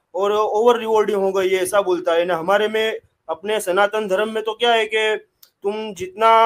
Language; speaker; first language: Hindi; non-native, local second language; Gujarati